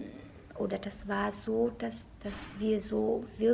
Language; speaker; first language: German; non-native, fluent; Vietnamese